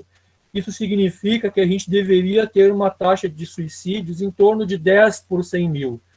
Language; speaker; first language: Portuguese; native; Portuguese